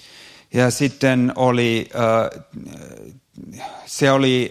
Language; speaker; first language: Finnish; non-native, fluent; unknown